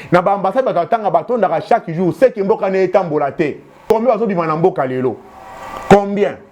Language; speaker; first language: Lingala; native; Lingala